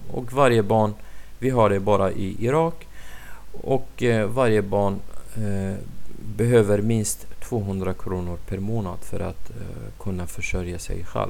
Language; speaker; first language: Swedish; non-native, fluent; Arabic